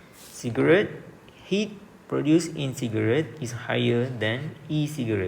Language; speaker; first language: English; non-native, local second language; Malay